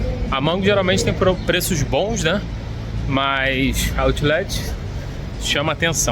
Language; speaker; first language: Portuguese; native; Portuguese